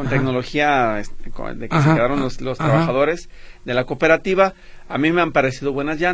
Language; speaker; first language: Spanish; native; Spanish